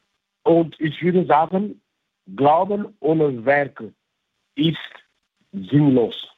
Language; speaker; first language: German; non-native, learner; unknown